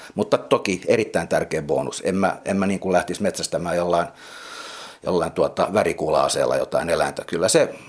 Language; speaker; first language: Finnish; native; Finnish